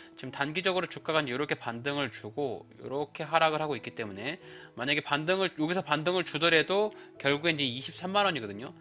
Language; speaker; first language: Korean; native; Korean